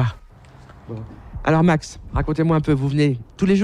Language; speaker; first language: French; native; French